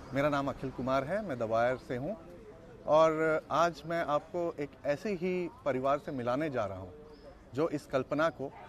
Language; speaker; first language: Hindi; native; Hindi